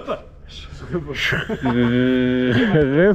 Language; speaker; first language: German; native; German